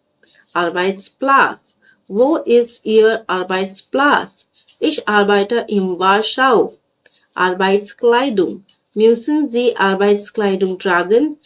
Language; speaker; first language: German; non-native, fluent; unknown